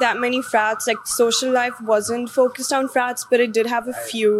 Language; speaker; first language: English; non-native, local second language; Hindi